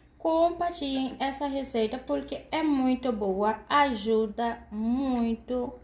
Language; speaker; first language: Portuguese; non-native, fluent; Haitian Creole